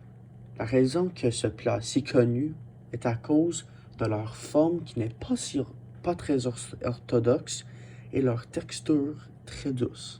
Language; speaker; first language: French; non-native, learner; English